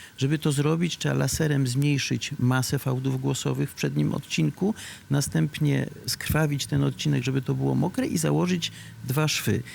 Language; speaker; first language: Polish; native; Polish